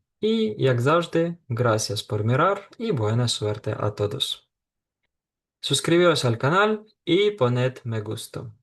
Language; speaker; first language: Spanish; non-native, fluent; Ukrainian